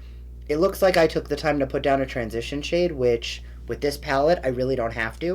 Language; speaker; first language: English; native; English